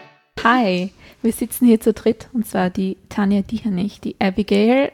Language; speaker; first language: German; native; German